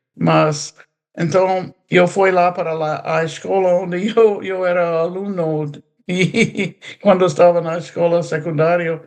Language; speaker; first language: Portuguese; non-native, fluent; English